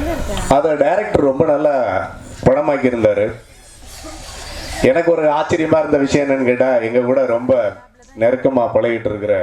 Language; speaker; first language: Tamil; native; Tamil